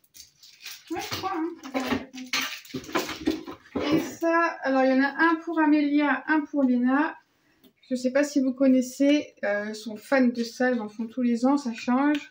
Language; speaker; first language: French; native; French